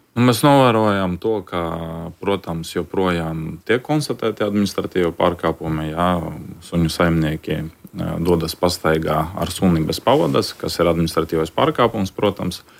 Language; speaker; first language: Latvian; native; Latvian